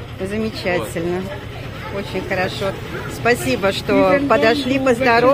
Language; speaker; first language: Russian; native; Russian